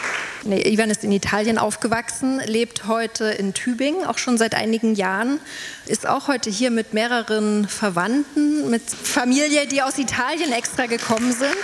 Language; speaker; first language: German; native; German